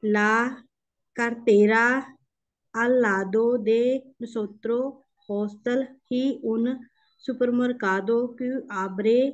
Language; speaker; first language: Spanish; non-native, learner; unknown